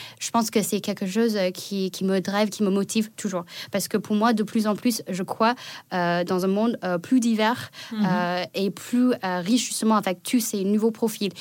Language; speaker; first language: French; non-native, fluent; Chinese